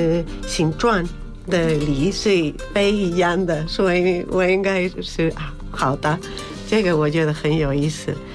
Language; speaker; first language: Chinese; non-native, learner; Spanish